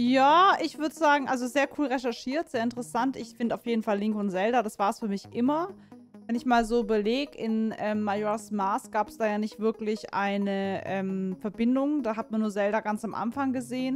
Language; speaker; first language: German; native; German